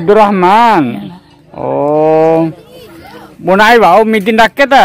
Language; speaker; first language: Indonesian; native; Indonesian